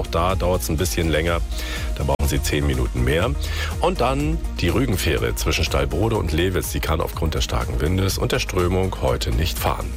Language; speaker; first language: German; native; German